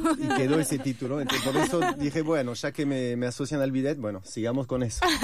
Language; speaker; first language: Spanish; non-native, fluent; French